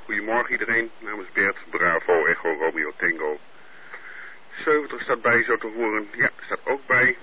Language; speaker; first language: Dutch; native; Dutch